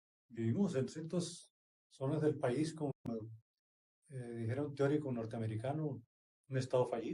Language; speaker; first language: Spanish; native; Spanish